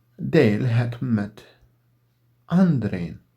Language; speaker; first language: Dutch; non-native, learner; Turkish